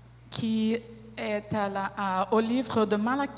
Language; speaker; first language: French; non-native, learner; Portuguese